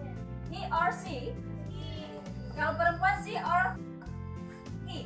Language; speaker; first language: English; non-native, learner; Indonesian